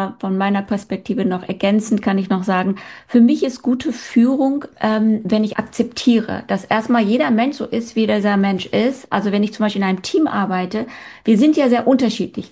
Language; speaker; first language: German; early bilingual, other home language; Turkish